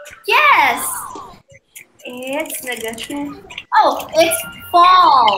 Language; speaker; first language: English; non-native, fluent; Chinese